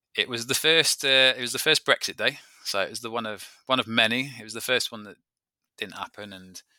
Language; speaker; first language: English; native; English